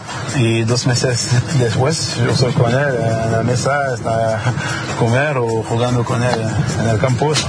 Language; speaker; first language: Spanish; non-native, learner; French